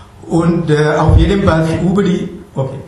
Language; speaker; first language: German; non-native, learner; Sinhala